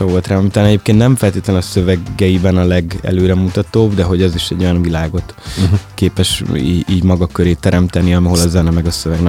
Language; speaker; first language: Hungarian; native; Hungarian